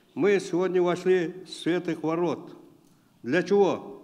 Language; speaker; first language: Russian; non-native, local second language; Uzbek